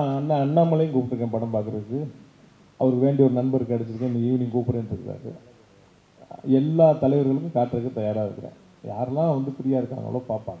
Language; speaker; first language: Tamil; native; Tamil